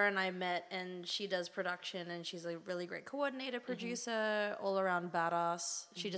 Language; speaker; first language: English; native; English